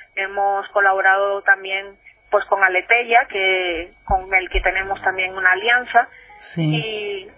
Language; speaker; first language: Spanish; native; Spanish